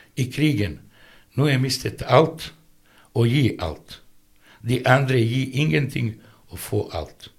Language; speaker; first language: Norwegian; non-native, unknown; Bosnian